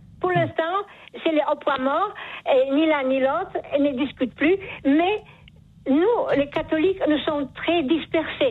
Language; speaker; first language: French; non-native, fluent; Polish